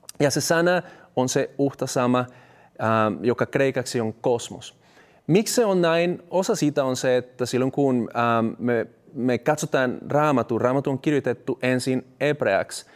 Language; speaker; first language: Finnish; non-native, fluent; Spanish